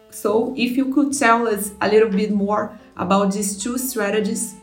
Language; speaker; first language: English; non-native, fluent; Portuguese